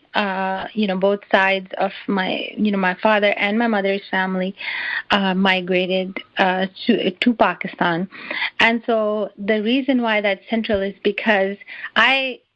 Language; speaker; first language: English; non-native, local second language; Urdu